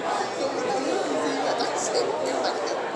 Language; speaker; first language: Vietnamese; native; Vietnamese